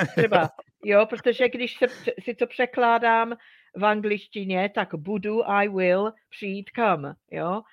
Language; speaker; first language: Czech; non-native, fluent; English